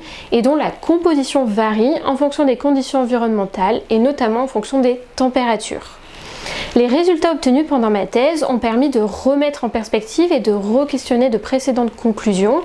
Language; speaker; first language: French; native; French